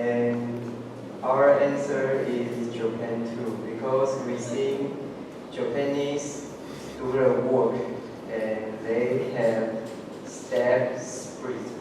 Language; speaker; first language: English; non-native, learner; Chinese